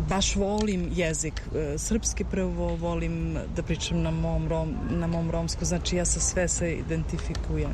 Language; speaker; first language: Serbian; early bilingual, heritage; Romany